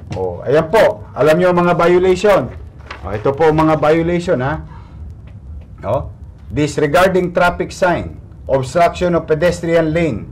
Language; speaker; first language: Filipino; native; Filipino